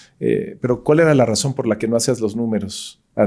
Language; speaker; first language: Spanish; native; Spanish